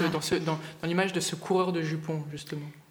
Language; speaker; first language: French; native; French